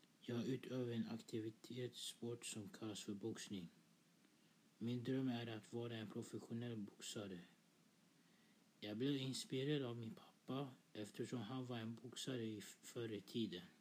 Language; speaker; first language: Swedish; early bilingual, other home language; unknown